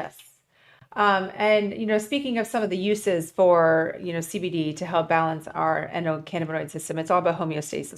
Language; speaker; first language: English; native; English